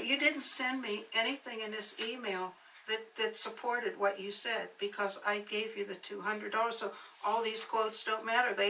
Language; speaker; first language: English; native; English